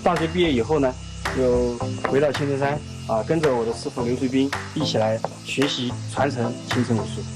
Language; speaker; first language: Chinese; native; Chinese